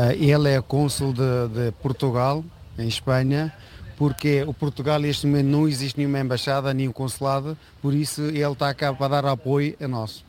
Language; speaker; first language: Portuguese; non-native, fluent; Uzbek